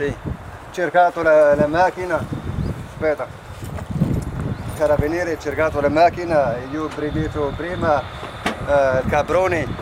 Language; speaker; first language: Italian; non-native, learner; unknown